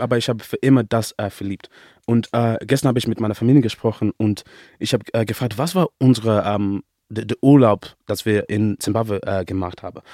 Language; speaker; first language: German; non-native, learner; Shona